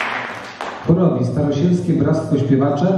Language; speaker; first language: Polish; native; Polish